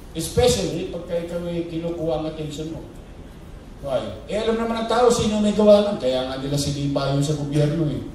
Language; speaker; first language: Filipino; native; Filipino